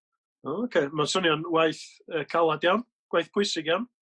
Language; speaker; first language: Welsh; native; Welsh